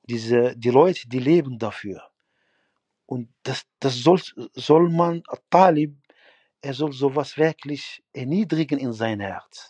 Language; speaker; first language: German; non-native, fluent; Arabic